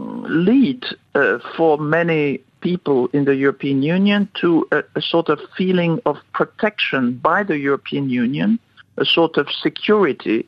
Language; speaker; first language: English; non-native, fluent; French